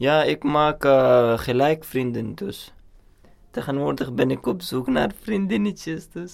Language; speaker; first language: Dutch; non-native, learner; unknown